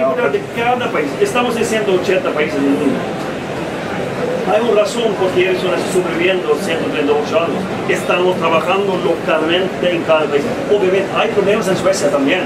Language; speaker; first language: Spanish; non-native, fluent; Swedish